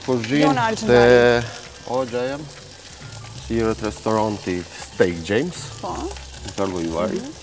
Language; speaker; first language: Albanian; early bilingual, heritage; Albanian